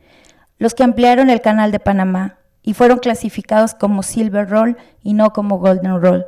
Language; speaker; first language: Spanish; native; Spanish